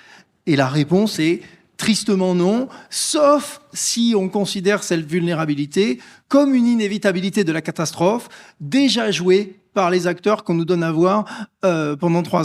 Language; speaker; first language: French; native; French